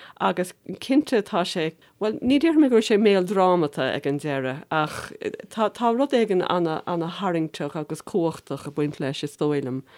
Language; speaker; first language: Irish; native; Irish